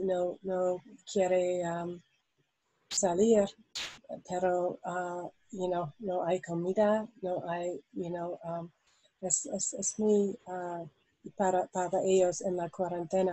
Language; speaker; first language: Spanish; non-native, learner; English